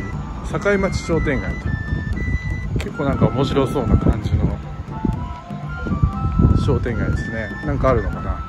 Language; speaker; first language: Japanese; native; Japanese